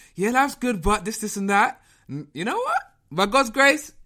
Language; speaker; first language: English; native; English